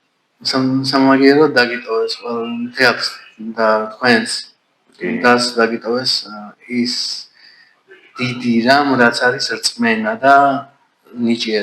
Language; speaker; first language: Georgian; native; Georgian